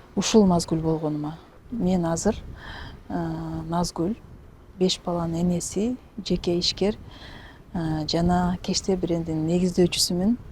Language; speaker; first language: Kyrgyz; native; Kyrgyz